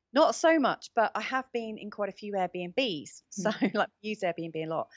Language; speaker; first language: English; native; English